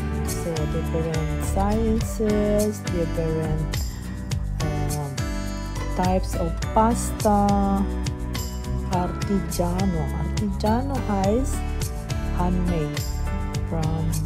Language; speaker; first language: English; non-native, learner; Filipino